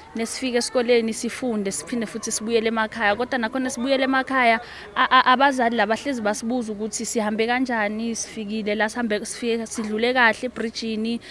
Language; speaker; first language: Zulu; native; Zulu